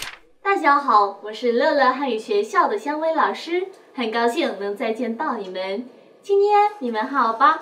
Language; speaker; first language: Chinese; non-native, fluent; Vietnamese